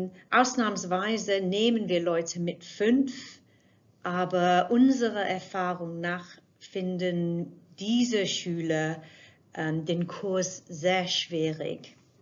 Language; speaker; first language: German; non-native, fluent; English